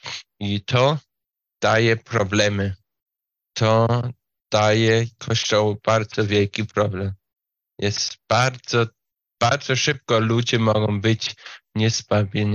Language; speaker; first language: Polish; non-native, fluent; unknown